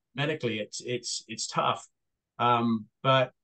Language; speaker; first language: English; native; English